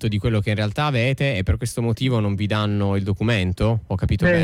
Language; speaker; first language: Italian; native; Italian